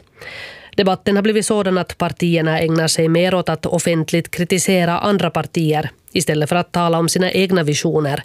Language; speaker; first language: Swedish; native; Swedish